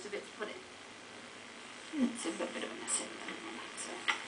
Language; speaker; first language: English; native; English